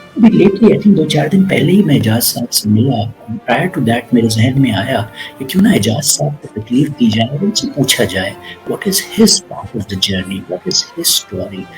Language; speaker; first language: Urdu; native; Urdu